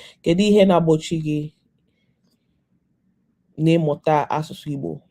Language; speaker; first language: Igbo; non-native, learner; English